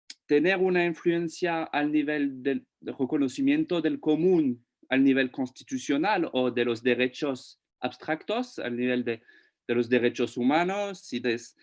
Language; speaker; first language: Spanish; non-native, fluent; French